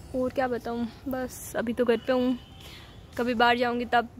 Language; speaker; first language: Hindi; native; Hindi